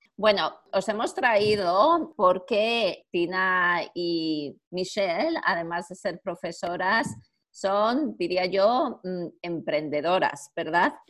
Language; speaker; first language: Spanish; native; Spanish